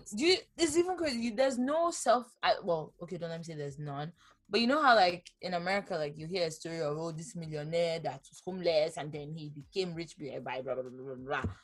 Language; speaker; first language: English; non-native, local second language; Yoruba